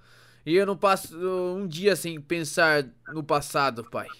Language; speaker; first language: Portuguese; native; Portuguese